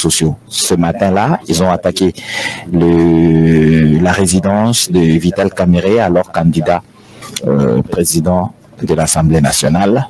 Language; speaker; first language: French; non-native, local second language; Lingala